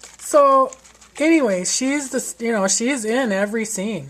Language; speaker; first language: English; native; English